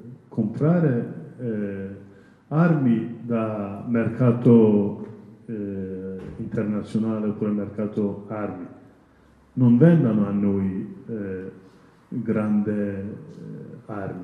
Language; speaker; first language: Italian; non-native, learner; Kurdish